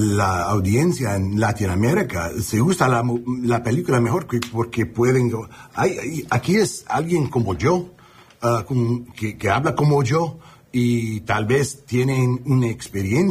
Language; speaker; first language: Spanish; non-native, learner; English